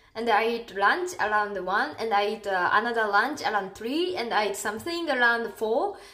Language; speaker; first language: English; non-native, fluent; Japanese